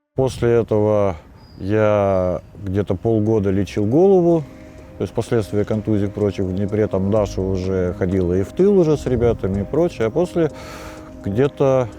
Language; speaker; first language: Russian; native; Russian